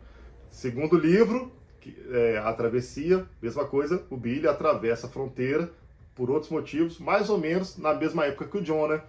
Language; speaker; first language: Portuguese; native; Portuguese